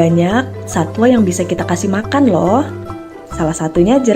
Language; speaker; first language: Indonesian; native; Indonesian